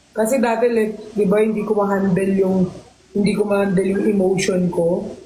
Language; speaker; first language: Filipino; native; Filipino